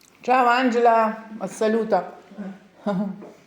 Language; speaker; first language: Italian; non-native, learner; Ukrainian